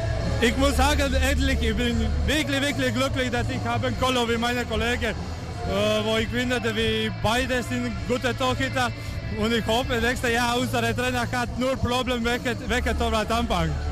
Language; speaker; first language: German; non-native, learner; Croatian